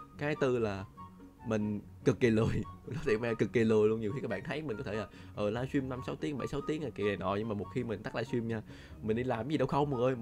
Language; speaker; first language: Vietnamese; non-native, local second language; Chinese